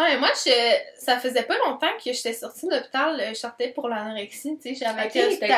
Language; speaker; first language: French; native; French